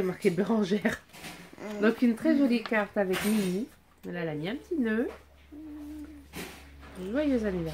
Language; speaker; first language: French; native; French